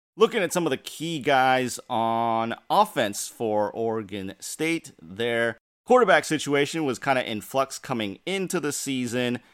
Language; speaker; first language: English; native; English